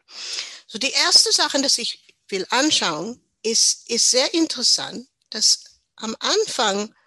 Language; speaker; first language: German; non-native, learner; English